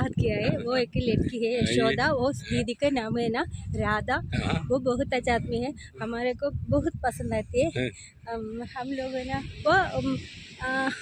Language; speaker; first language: Hindi; non-native, local second language; Malayalam